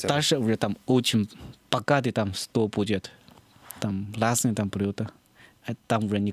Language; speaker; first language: Russian; non-native, learner; Chinese